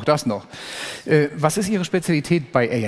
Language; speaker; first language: German; native; German